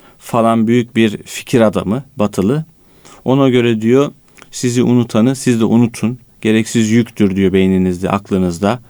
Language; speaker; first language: Turkish; native; Turkish